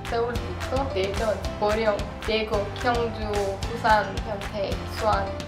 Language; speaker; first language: Korean; non-native, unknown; Persian